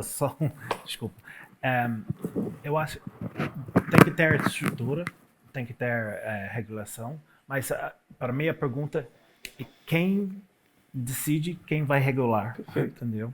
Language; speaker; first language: Portuguese; non-native, fluent; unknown